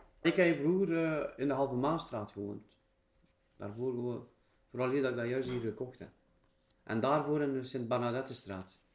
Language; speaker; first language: Dutch; early bilingual, other home language; Turkish